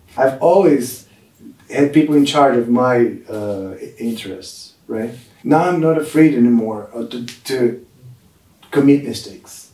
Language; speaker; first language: English; non-native, fluent; Portuguese